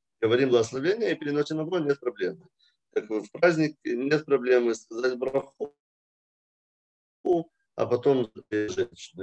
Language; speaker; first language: Russian; early bilingual, heritage; Russian